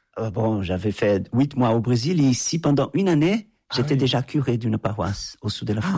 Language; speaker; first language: French; non-native, fluent; Portuguese